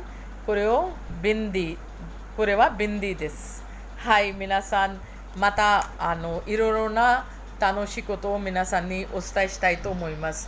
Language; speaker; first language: Japanese; non-native, fluent; Hindi